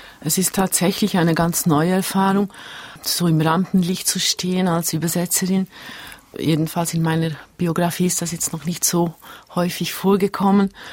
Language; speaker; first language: German; early bilingual, other home language; Hungarian